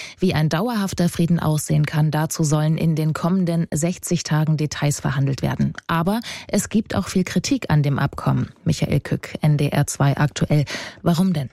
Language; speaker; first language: German; native; German